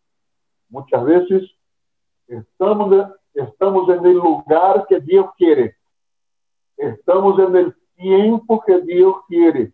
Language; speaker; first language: Spanish; non-native, fluent; Portuguese